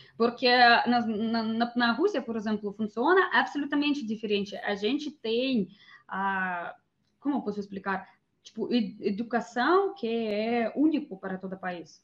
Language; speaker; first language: Portuguese; non-native, learner; Russian